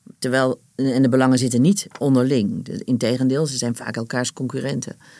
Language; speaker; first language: Dutch; native; Dutch